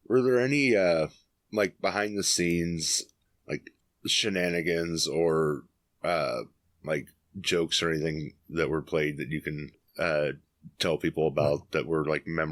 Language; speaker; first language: English; native; English